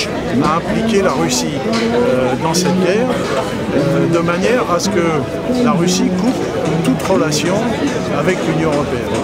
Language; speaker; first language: French; native; French